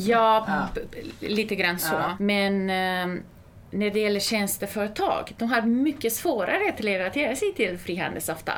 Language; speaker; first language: Swedish; non-native, fluent; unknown